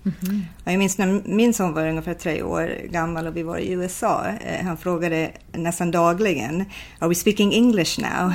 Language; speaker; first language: Swedish; non-native, fluent; English